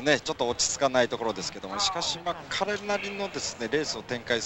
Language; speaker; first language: Japanese; native; Japanese